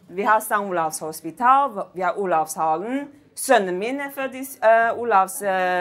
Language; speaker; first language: Norwegian; non-native, fluent; Chinese